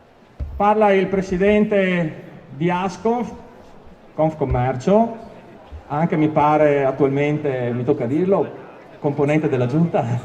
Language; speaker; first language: Italian; native; Italian